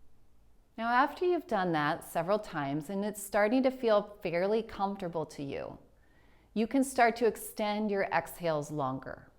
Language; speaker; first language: English; native; English